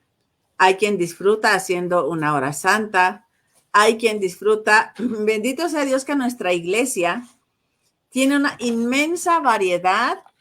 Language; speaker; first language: Spanish; native; Spanish